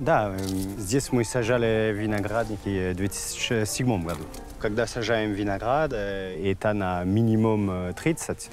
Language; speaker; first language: Russian; non-native, fluent; French